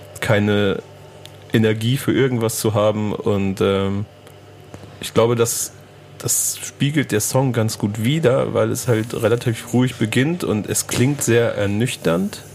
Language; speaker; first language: German; native; German